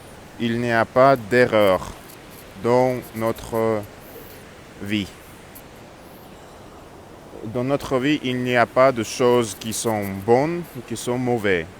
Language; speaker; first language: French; non-native, learner; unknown